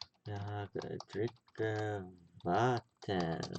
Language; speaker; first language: Swedish; non-native, learner; English